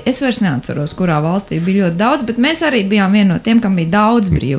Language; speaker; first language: Latvian; native; Latvian